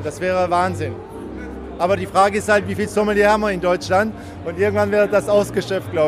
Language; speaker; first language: German; native; German